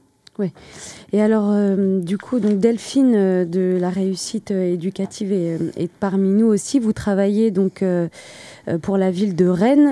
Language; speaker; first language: French; native; French